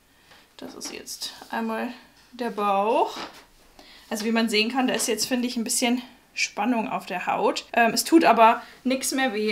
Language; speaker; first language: German; native; German